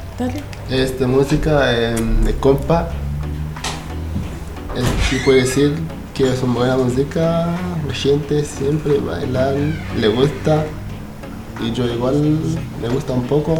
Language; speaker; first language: Spanish; non-native, learner; Haitian Creole